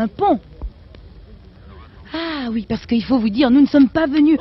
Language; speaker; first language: French; native; French